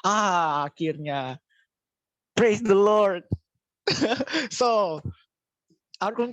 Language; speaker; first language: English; non-native, local second language; Indonesian